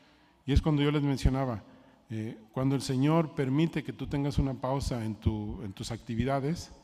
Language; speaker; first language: Spanish; native; Spanish